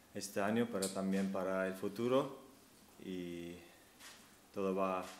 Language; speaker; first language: Spanish; non-native, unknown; Turkish